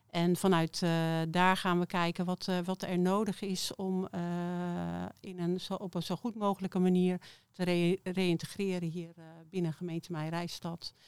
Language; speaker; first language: Dutch; native; Dutch